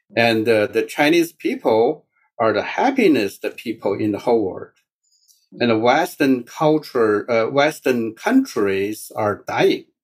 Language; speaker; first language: English; non-native, learner; Chinese